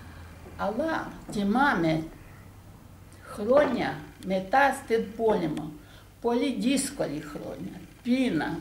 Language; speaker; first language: Greek; non-native, learner; Russian